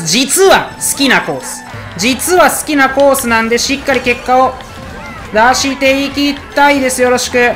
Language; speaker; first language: Japanese; native; Japanese